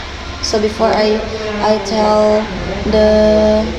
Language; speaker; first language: English; non-native, fluent; Indonesian